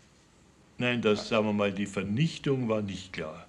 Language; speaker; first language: German; native; German